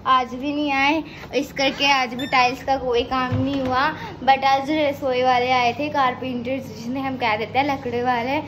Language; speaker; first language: Hindi; non-native, local second language; Punjabi